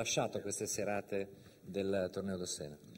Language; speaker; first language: Italian; native; Italian